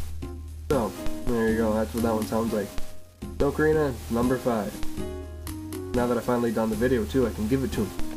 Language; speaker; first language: English; native; English